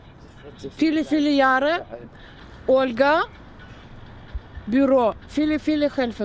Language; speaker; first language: German; non-native, learner; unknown